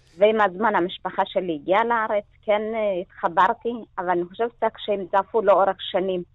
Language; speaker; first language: Hebrew; early bilingual, other home language; Amharic